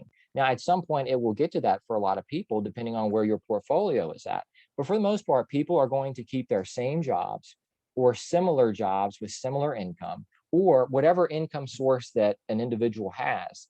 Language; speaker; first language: English; native; English